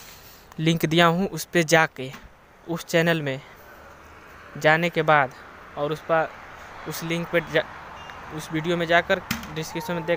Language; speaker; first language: Hindi; non-native, local second language; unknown